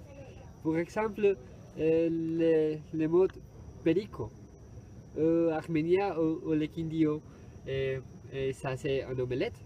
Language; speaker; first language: French; non-native, learner; Spanish